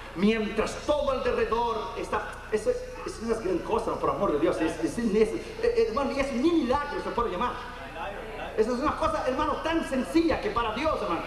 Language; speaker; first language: Spanish; non-native, fluent; Portuguese